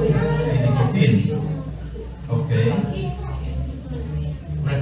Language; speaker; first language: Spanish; non-native, learner; Italian